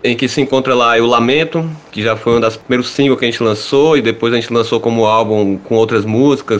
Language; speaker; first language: Portuguese; native; Portuguese